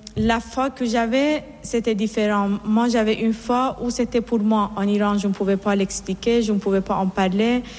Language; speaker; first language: French; non-native, fluent; Persian